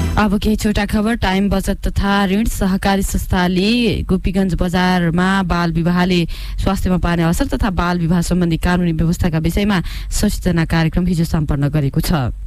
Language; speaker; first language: Nepali; native; Nepali